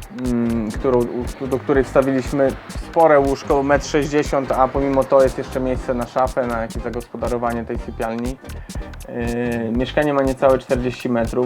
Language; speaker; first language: Polish; native; Polish